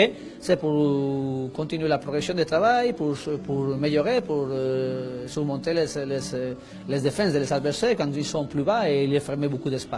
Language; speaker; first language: French; non-native, fluent; Spanish